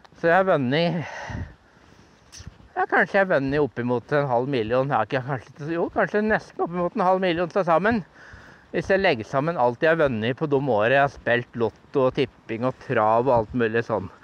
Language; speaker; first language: Norwegian; native; Norwegian